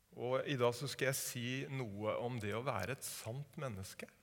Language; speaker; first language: Norwegian; native; Norwegian